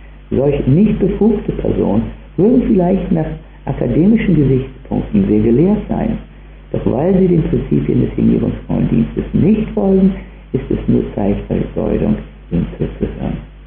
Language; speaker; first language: German; native; German